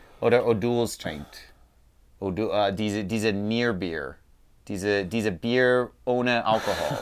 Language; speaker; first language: German; non-native, learner; English